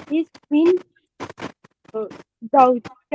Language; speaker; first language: German; non-native, learner; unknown